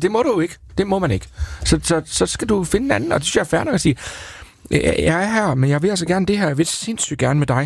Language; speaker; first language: Danish; native; Danish